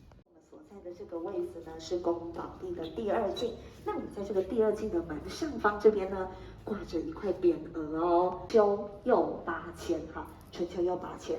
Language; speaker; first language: Chinese; native; Chinese